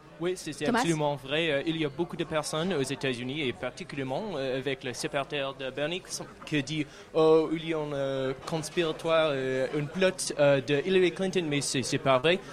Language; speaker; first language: French; non-native, learner; English